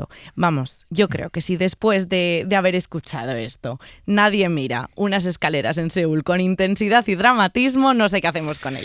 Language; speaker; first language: Spanish; native; Spanish